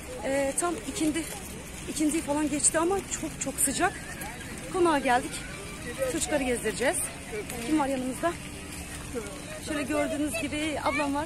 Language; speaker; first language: Turkish; native; Turkish